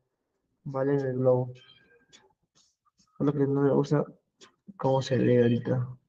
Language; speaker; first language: Spanish; native; Spanish